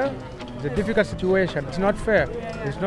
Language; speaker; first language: English; non-native, learner; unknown